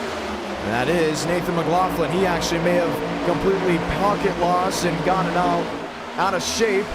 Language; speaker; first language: English; native; English